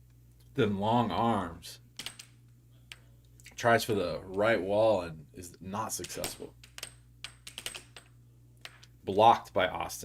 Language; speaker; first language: English; native; English